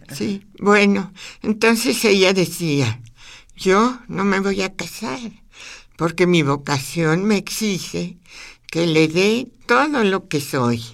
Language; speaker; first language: Spanish; native; Spanish